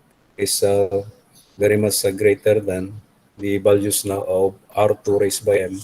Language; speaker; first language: English; non-native, local second language; Filipino